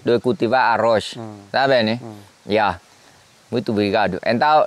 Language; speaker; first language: Portuguese; non-native, learner; Vietnamese